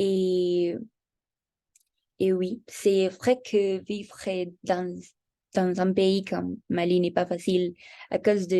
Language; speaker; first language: French; non-native, learner; Spanish